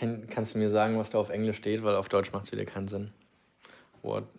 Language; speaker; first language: German; native; German